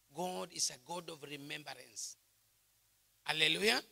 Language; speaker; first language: English; non-native, local second language; Swahili